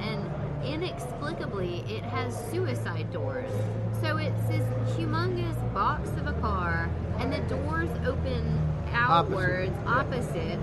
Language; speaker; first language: English; native; English